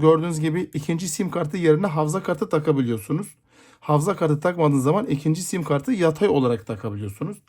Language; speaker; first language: Turkish; native; Turkish